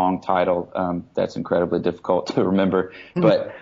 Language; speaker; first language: English; native; English